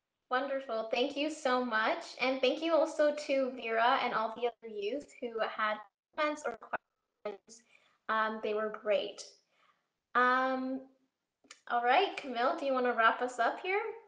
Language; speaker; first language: English; native; English